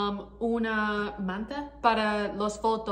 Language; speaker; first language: Spanish; non-native, learner; English